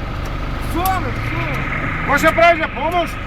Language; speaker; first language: Bulgarian; native; Bulgarian